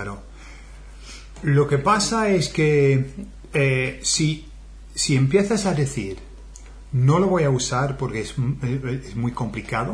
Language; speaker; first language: Spanish; non-native, fluent; English